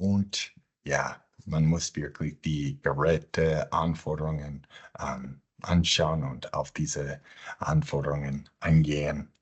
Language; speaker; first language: German; non-native, fluent; English